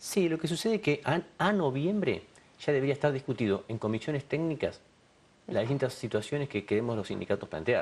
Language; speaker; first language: Spanish; native; Spanish